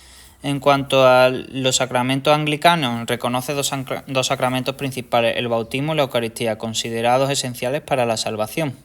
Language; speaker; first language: Spanish; native; Spanish